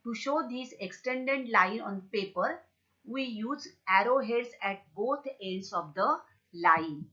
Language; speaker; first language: English; non-native, local second language; Marathi